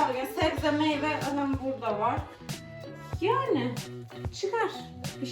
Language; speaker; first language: Turkish; native; Turkish